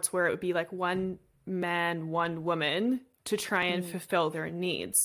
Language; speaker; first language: English; native; English